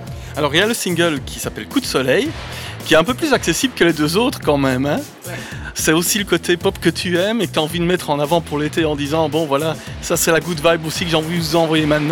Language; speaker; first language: French; native; French